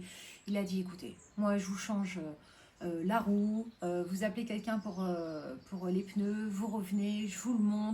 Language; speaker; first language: French; native; French